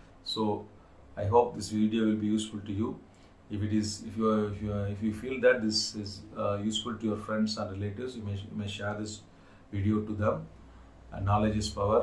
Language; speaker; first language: English; non-native, local second language; Tamil